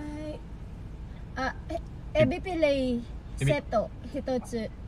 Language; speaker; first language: Japanese; non-native, learner; Filipino